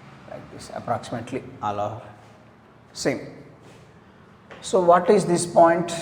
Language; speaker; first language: English; non-native, local second language; Telugu